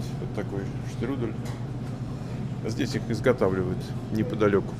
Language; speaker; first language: Russian; native; Russian